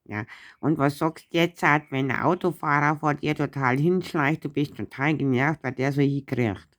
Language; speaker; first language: German; native; German